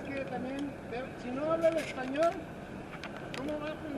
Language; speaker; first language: Spanish; native; Spanish